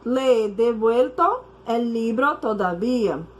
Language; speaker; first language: Spanish; non-native, fluent; Portuguese